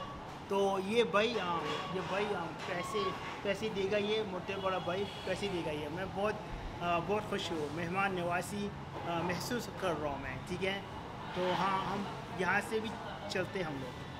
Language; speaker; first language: Hindi; non-native, learner; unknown